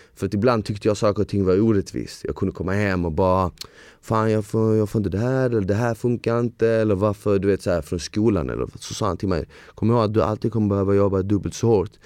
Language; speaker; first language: Swedish; early bilingual, other home language; Bosnian